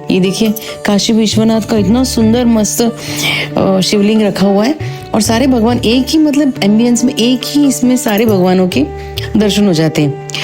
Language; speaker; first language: Hindi; non-native, local second language; Marathi